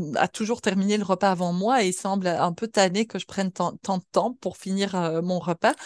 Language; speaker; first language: French; native; French